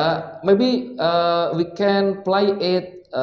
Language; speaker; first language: English; non-native, learner; Indonesian